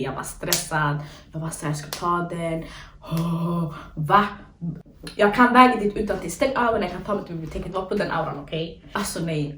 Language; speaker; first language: Swedish; early bilingual, other home language; Somali